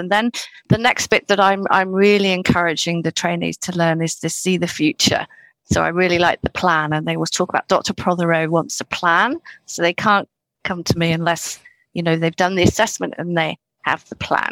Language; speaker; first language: English; native; English